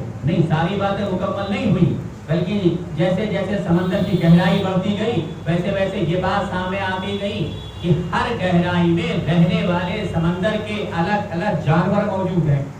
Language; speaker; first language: Urdu; native; Urdu